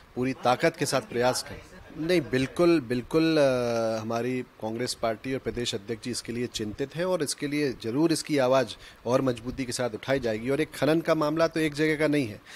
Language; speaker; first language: Hindi; native; Hindi